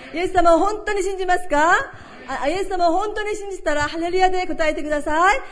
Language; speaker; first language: Japanese; early bilingual, other home language; Korean